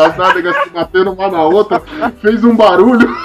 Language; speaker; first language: Portuguese; native; Portuguese